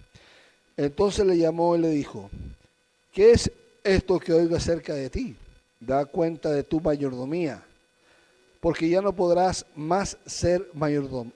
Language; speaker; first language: Spanish; native; Spanish